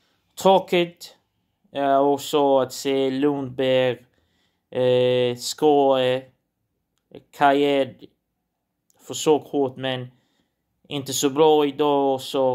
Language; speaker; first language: Swedish; non-native, learner; Portuguese